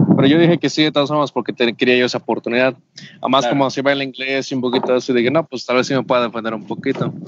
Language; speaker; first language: Spanish; native; Spanish